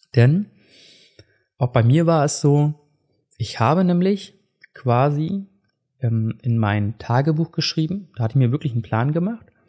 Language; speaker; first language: German; early bilingual, other home language; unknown